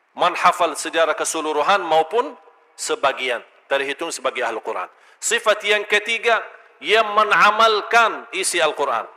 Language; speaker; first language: Malay; non-native, fluent; Arabic